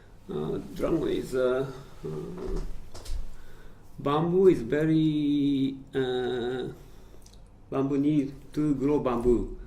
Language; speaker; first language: English; non-native, fluent; Japanese